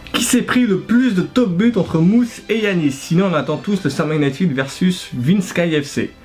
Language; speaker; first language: French; early bilingual, other home language; Arabic